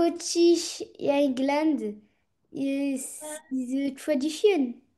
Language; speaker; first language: English; non-native, learner; French